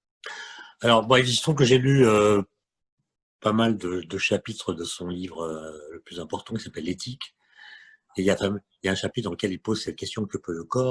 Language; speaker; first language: French; native; French